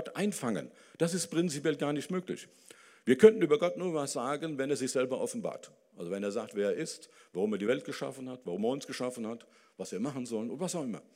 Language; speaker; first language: German; native; German